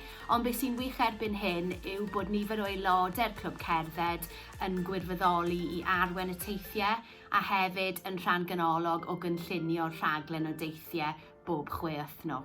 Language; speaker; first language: Welsh; native; Welsh